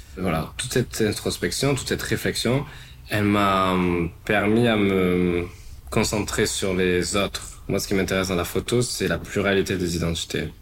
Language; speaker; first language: French; native; French